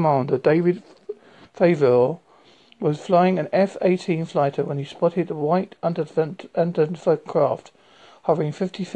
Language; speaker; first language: English; native; English